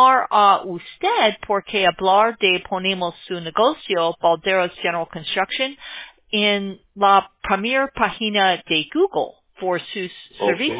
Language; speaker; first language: Spanish; non-native, learner; English